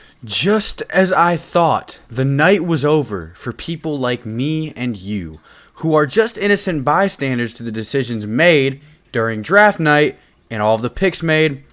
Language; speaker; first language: English; native; English